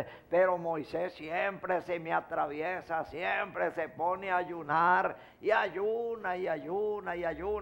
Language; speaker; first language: Spanish; native; Spanish